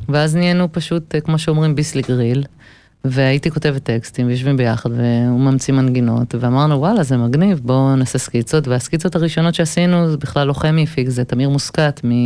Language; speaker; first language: Hebrew; early bilingual, other home language; English